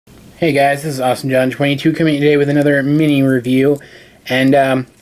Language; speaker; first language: English; native; English